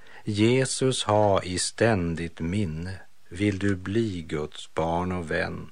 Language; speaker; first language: Swedish; native; Swedish